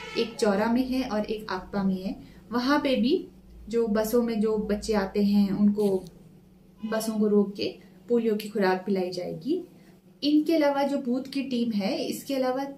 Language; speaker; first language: Hindi; native; Hindi